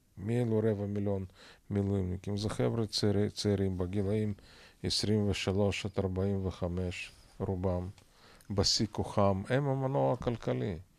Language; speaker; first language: Hebrew; non-native, fluent; Russian